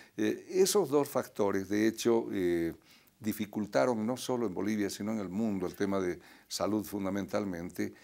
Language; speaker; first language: Spanish; native; Spanish